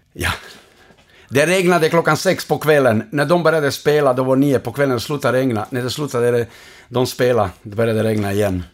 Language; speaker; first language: Swedish; non-native, fluent; Croatian